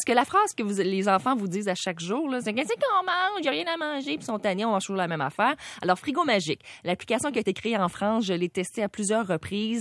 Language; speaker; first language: French; native; French